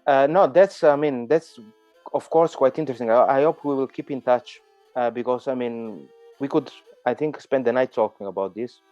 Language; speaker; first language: English; non-native, fluent; Italian